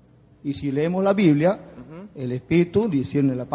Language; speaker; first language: Spanish; native; Spanish